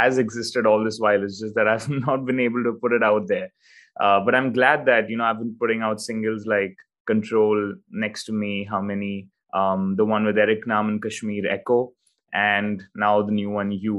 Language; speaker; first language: English; non-native, local second language; Hindi